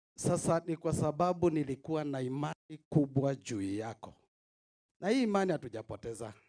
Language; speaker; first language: Swahili; non-native, local second language; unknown